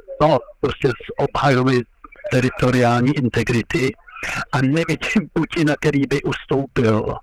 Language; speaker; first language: Czech; non-native, fluent; French